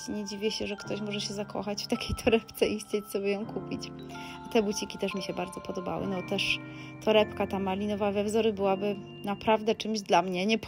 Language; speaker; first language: Polish; native; Polish